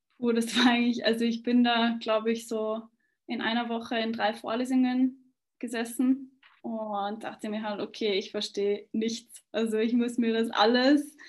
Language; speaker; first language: German; native; German